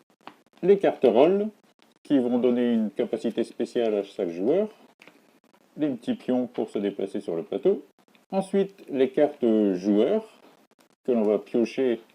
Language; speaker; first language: French; native; French